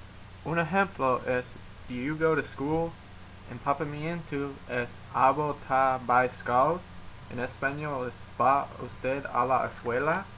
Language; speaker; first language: Spanish; non-native, learner; English